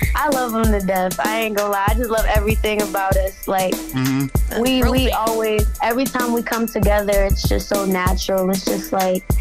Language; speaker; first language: English; native; English